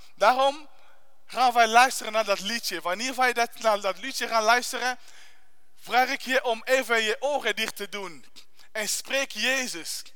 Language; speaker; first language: Dutch; non-native, fluent; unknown